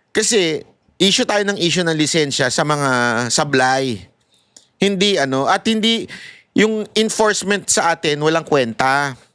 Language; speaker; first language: Filipino; native; Filipino